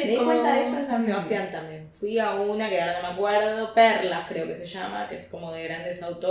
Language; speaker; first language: Spanish; native; Spanish